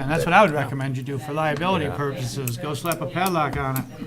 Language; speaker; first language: English; native; English